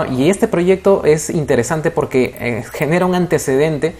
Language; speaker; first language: Spanish; native; Spanish